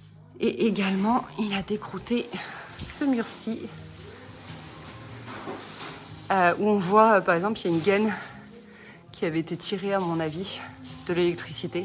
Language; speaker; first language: French; native; French